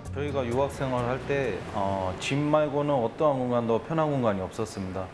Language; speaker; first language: Korean; native; Korean